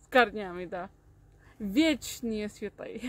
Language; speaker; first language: Russian; non-native, learner; English